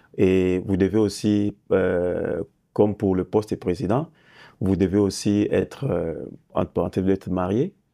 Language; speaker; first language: French; non-native, local second language; Lingala